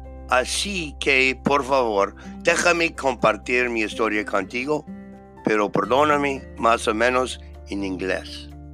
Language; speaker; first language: Spanish; non-native, learner; English